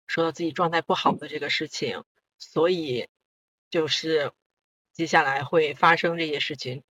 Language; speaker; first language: Chinese; non-native, local second language; Korean